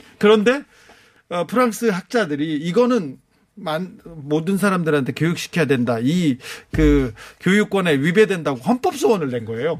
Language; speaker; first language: Korean; native; Korean